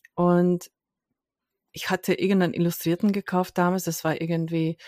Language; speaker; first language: German; non-native, fluent; Hungarian